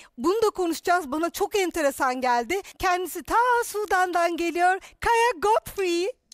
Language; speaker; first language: Turkish; native; Turkish